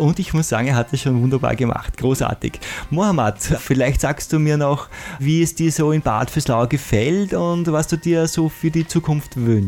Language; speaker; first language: German; native; German